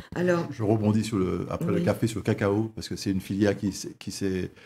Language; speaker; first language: French; native; French